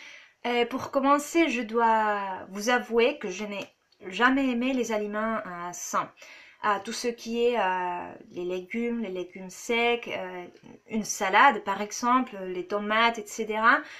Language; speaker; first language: French; non-native, fluent; Spanish